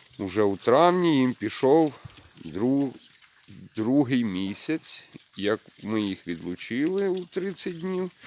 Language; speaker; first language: Ukrainian; native; Ukrainian